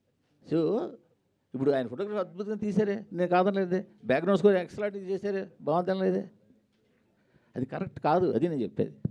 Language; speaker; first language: Telugu; native; Telugu